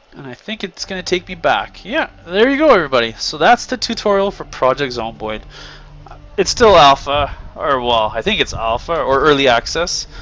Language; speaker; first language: English; native; English